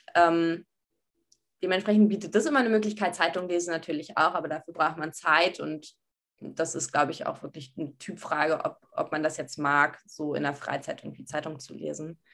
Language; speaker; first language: German; native; German